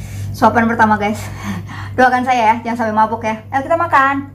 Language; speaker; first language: Indonesian; native; Indonesian